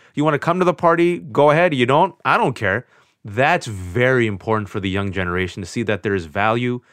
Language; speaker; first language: English; native; English